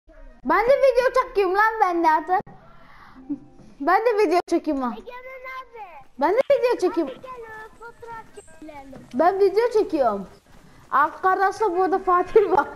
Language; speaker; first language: Turkish; early bilingual, heritage; Turkish